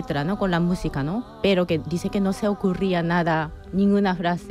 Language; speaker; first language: Spanish; non-native, fluent; Japanese